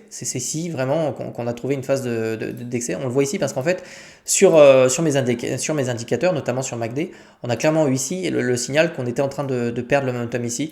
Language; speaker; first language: French; native; French